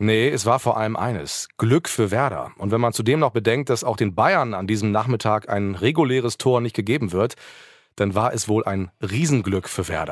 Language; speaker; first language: German; native; German